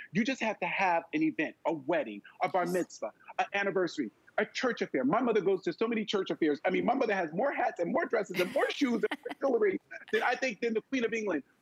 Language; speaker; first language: English; native; English